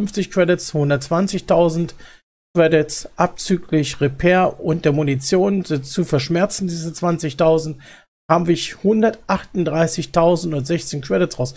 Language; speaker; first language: German; native; German